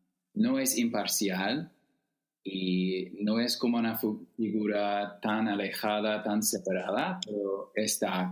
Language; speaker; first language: Spanish; non-native, fluent; English